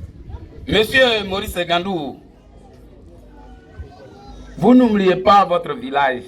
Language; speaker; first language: French; non-native, local second language; Baoulé